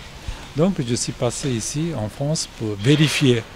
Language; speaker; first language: French; non-native, fluent; Japanese